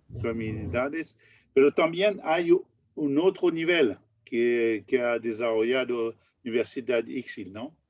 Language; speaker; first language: Spanish; non-native, learner; French